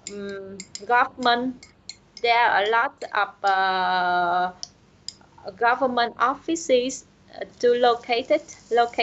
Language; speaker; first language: English; non-native, learner; Vietnamese